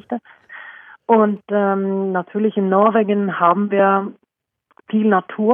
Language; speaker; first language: German; non-native, fluent; Norwegian